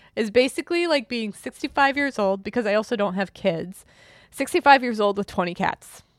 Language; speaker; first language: English; early bilingual, other home language; German